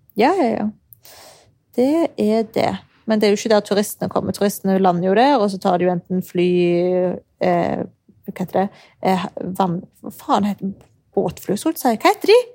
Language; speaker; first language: Norwegian; early bilingual, other home language; Arabic